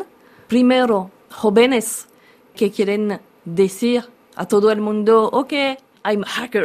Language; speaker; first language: Spanish; non-native, learner; French